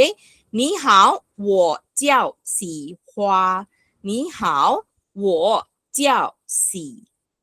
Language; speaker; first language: Chinese; non-native, fluent; Tamil